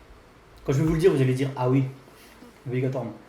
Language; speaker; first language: French; native; French